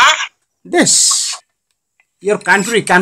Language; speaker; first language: English; non-native, learner; Bangla